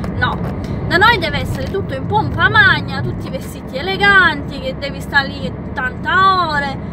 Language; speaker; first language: Italian; non-native, fluent; Romanian